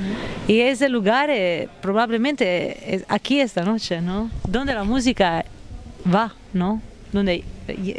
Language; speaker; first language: Spanish; non-native, fluent; Italian